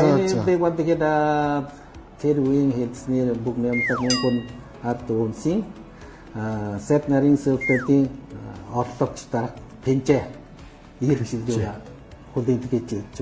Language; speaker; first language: Mongolian; non-native, fluent; Lao